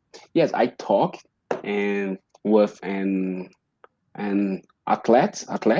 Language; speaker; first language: English; non-native, learner; Portuguese